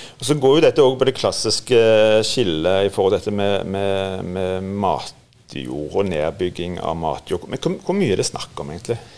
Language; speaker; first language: Norwegian; native; Norwegian